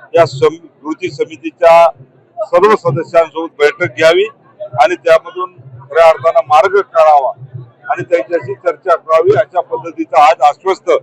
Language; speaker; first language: Marathi; non-native, local second language; Lambadi